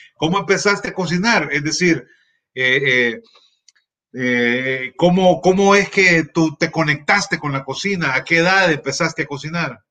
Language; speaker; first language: Spanish; native; Spanish